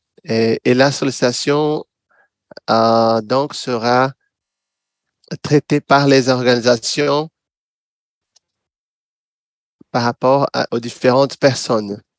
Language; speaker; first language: French; non-native, fluent; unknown